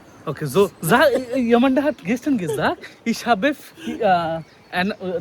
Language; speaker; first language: German; non-native, learner; Bangla